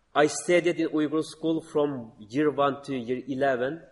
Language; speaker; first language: English; non-native, learner; Uyghur